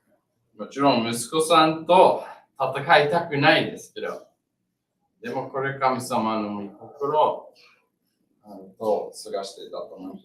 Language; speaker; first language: Japanese; non-native, learner; English